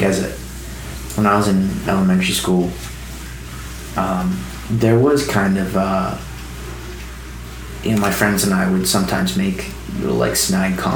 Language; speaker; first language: English; native; English